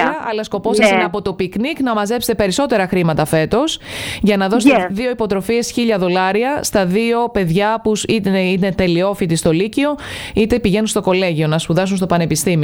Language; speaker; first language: Greek; native; Greek